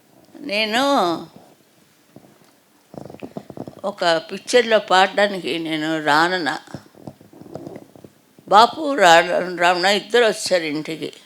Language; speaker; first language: Telugu; native; Telugu